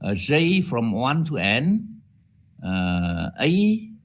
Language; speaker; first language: English; non-native, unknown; Vietnamese